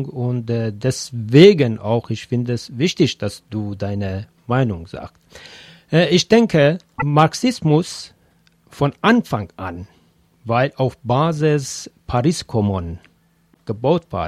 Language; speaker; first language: German; non-native, fluent; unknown